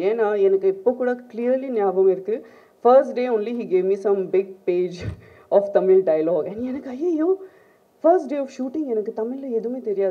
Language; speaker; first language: Tamil; non-native, fluent; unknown